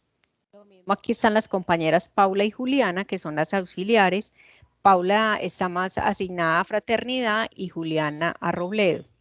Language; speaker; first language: Spanish; native; Spanish